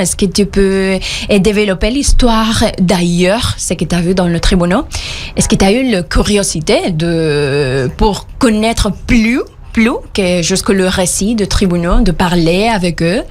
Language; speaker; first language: French; non-native, fluent; Spanish